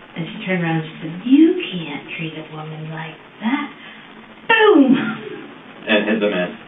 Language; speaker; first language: English; native; English